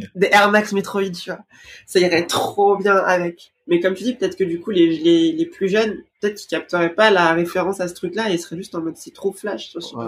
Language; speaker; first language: French; native; French